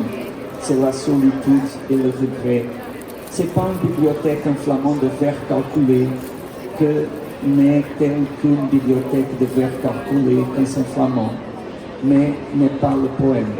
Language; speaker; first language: French; non-native, fluent; Portuguese